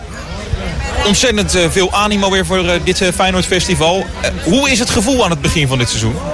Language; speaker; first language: Dutch; native; Dutch